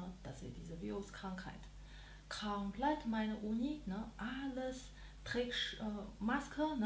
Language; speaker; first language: German; non-native, learner; Chinese